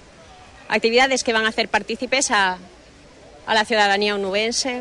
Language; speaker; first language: Spanish; native; Spanish